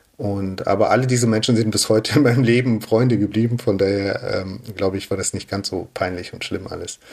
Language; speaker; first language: German; early bilingual, other home language; Russian